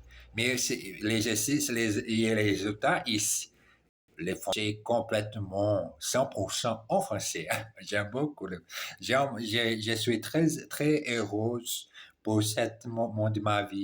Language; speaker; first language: French; non-native, learner; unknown